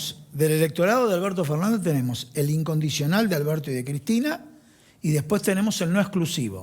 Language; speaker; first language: Spanish; native; Spanish